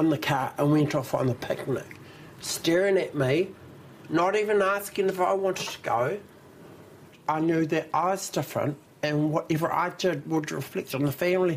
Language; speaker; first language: English; native; English